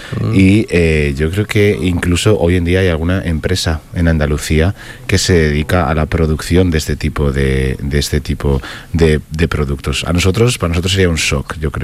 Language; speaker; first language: Spanish; native; Spanish